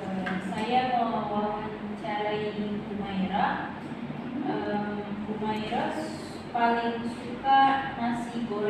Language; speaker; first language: Indonesian; non-native, learner; Arabic